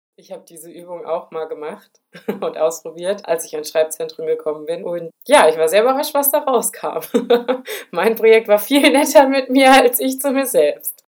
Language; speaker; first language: German; native; German